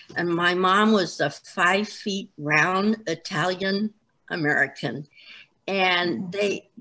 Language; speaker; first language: English; native; English